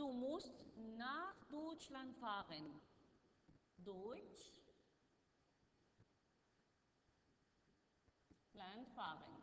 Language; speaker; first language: German; non-native, learner; Arabic